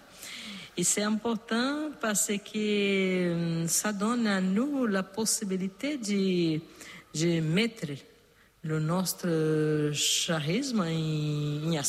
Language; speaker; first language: French; non-native, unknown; Portuguese